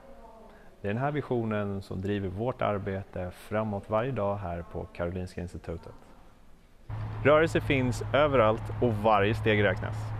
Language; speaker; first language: Swedish; native; Swedish